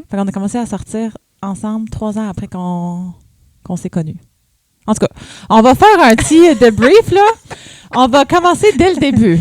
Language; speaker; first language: French; early bilingual, other home language; English